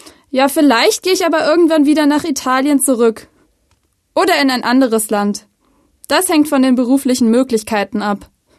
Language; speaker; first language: German; non-native, fluent; Italian